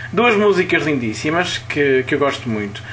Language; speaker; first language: Portuguese; native; Portuguese